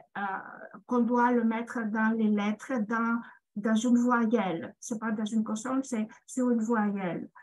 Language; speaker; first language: French; non-native, fluent; Greek